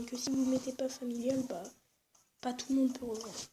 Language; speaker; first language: French; native; French